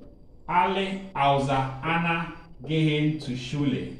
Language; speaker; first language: German; non-native, learner; Akan